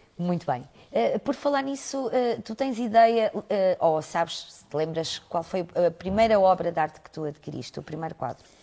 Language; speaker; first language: Portuguese; native; Portuguese